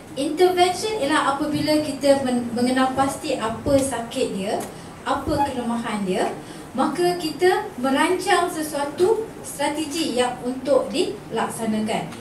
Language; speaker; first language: Malay; native; Malay